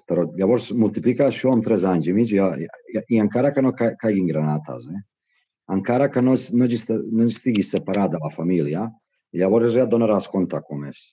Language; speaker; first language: Catalan; non-native, fluent; Bosnian